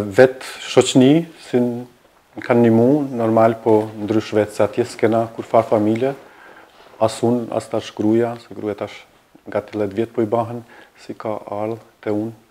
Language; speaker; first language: Albanian; native; Albanian